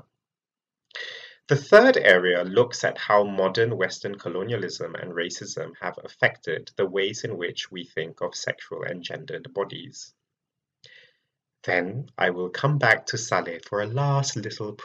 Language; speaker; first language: English; non-native, local second language; Malay